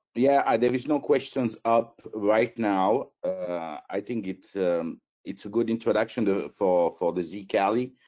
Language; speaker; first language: English; non-native, fluent; Italian